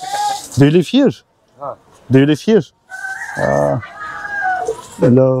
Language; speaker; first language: English; non-native, learner; Turkish